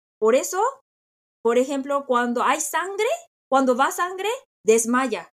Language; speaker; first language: Spanish; non-native, fluent; Korean